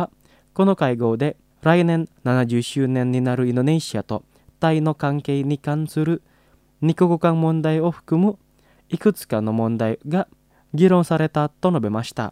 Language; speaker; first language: Japanese; non-native, fluent; Indonesian